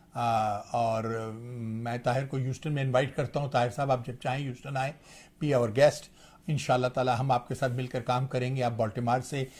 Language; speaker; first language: Urdu; native; Urdu